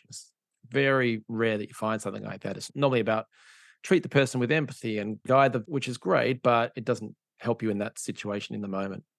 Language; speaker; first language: English; native; English